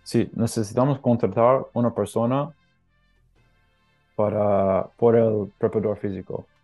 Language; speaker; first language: Spanish; non-native, learner; English